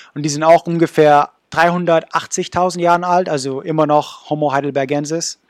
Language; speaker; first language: German; non-native, fluent; English